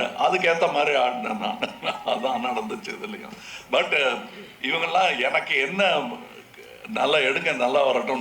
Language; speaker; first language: Tamil; native; Tamil